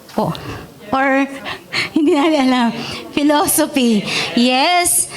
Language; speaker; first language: Filipino; non-native, local second language; Iloko